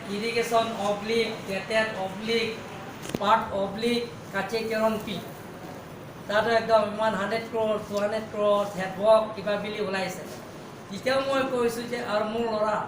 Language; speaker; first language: Assamese; non-native, local second language; Karbi